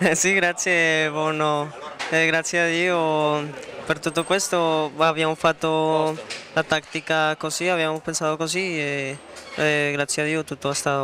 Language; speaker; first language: Italian; non-native, learner; Spanish